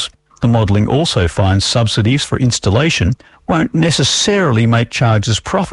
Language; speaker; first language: English; native; English